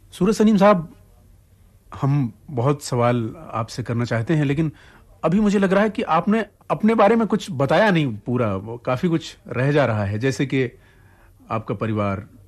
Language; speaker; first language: Hindi; native; Hindi